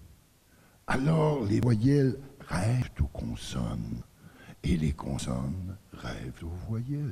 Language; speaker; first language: French; native; French